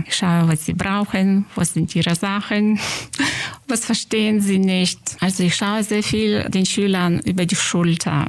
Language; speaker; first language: German; non-native, fluent; Lithuanian